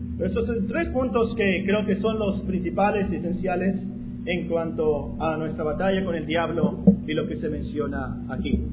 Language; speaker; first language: Spanish; non-native, fluent; English